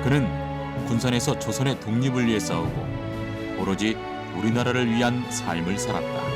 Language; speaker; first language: Korean; native; Korean